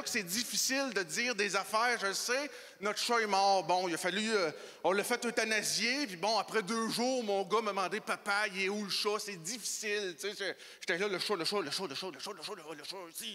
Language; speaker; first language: French; native; French